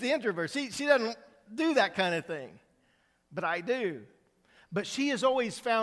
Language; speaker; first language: English; native; English